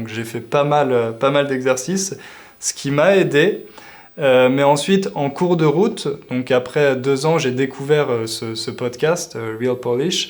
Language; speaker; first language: French; native; French